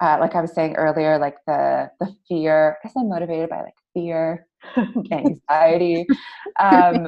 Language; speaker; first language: English; native; English